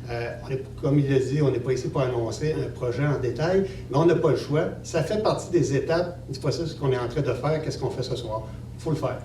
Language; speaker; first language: French; native; French